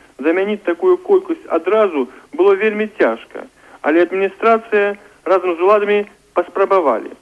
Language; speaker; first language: Belarusian; native; Belarusian